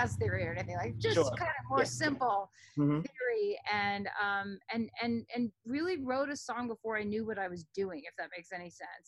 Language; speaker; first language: English; native; English